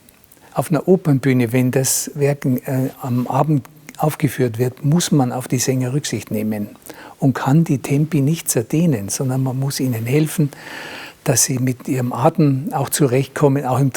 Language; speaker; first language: German; native; German